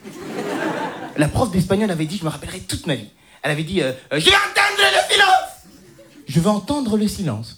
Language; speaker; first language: French; native; French